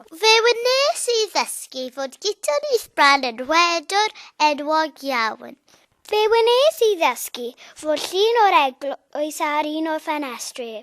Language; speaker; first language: Welsh; non-native, local second language; English